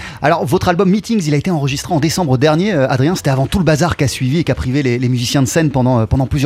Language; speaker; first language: French; native; French